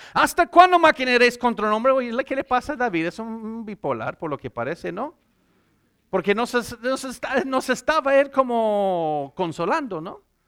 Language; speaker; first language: Spanish; non-native, fluent; English